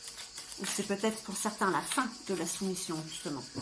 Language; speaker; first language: French; native; French